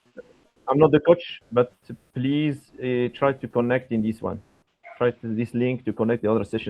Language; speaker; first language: English; non-native, fluent; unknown